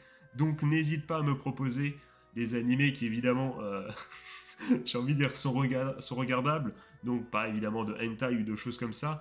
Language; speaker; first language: French; native; French